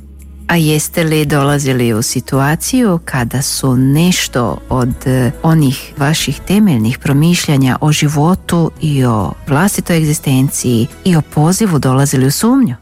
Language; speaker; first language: Croatian; native; Croatian